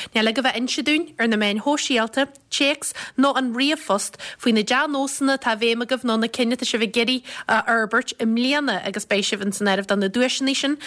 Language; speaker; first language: Irish; native; Irish